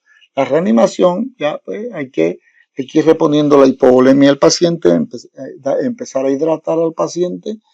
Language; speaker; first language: Spanish; native; Spanish